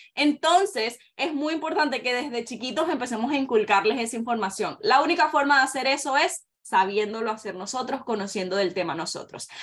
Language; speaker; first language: Spanish; native; Spanish